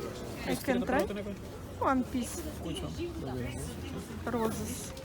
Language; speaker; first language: English; non-native, learner; Russian